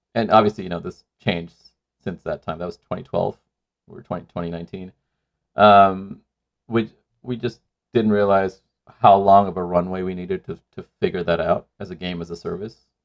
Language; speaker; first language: English; non-native, local second language; Sinhala